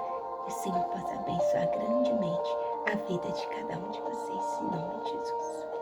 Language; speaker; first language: Portuguese; native; Portuguese